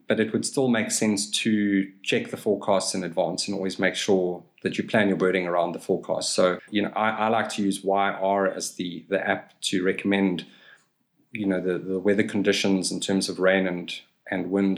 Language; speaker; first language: English; native; English